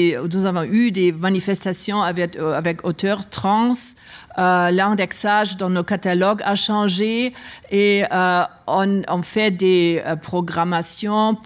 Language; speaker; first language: French; non-native, learner; German